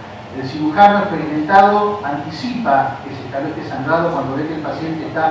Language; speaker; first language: Spanish; native; Spanish